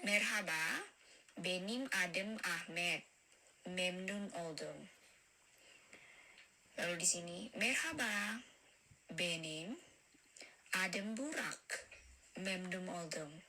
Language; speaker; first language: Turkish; non-native, learner; Indonesian